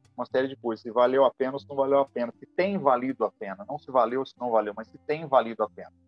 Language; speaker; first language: Portuguese; native; Portuguese